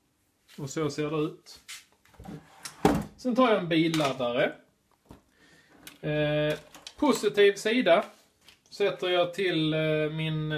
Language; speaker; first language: Swedish; native; Swedish